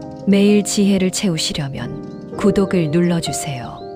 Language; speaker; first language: Korean; native; Korean